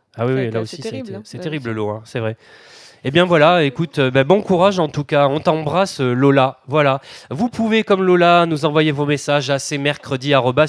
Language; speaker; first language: French; native; French